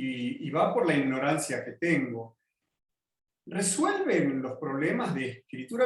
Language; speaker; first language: Spanish; native; Spanish